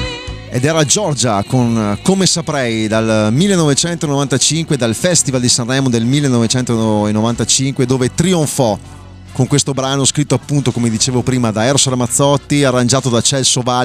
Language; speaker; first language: Italian; native; Italian